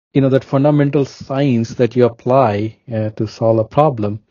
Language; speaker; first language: English; non-native, local second language; Hindi